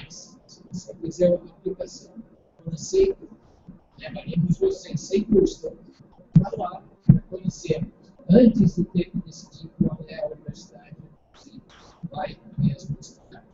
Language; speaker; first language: Portuguese; non-native, fluent; English